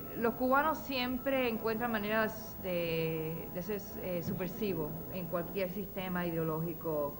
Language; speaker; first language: Spanish; non-native, local second language; Yiddish